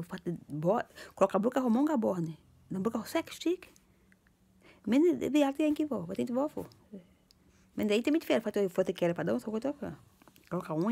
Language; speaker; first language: Swedish; non-native, learner; Portuguese